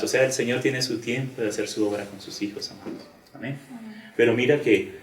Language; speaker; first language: Spanish; native; Spanish